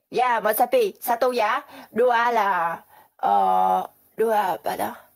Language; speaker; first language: Indonesian; non-native, learner; Vietnamese